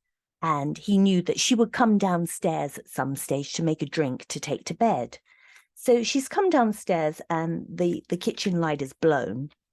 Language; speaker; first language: English; native; English